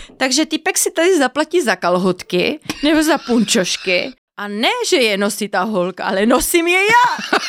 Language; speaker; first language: Czech; non-native, fluent; Spanish